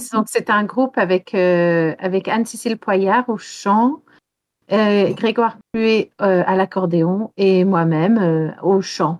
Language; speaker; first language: French; non-native, fluent; English